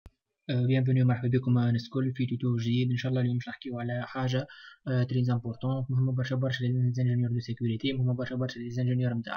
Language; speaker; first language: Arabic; native; Arabic